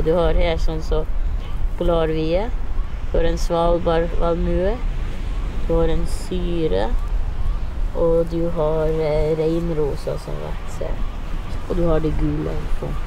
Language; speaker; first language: Norwegian; native; Norwegian